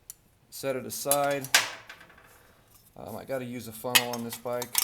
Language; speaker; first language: English; native; English